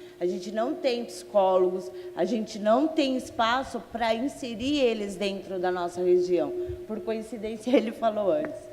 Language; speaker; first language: Portuguese; native; Portuguese